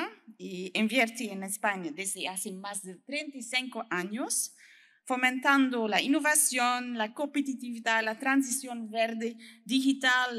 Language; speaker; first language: Spanish; non-native, learner; French